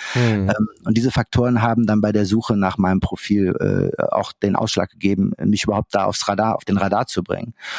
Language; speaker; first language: German; early bilingual, other home language; Arabic